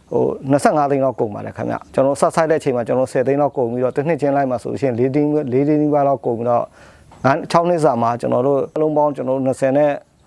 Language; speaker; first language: Burmese; non-native, local second language; Mon